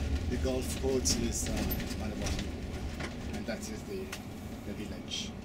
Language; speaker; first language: English; non-native, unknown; Italian